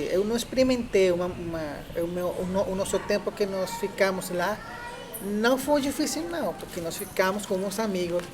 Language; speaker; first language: Portuguese; non-native, fluent; Spanish